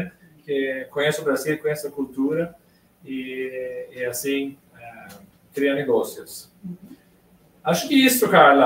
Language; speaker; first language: Portuguese; non-native, fluent; Swedish